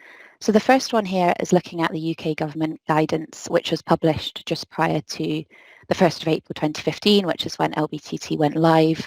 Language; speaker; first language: English; native; English